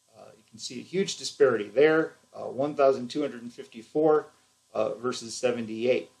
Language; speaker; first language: English; native; English